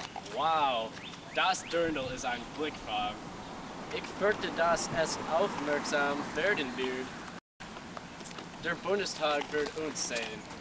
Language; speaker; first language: German; non-native, learner; English